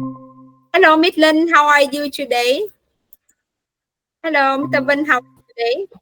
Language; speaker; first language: English; non-native, fluent; Vietnamese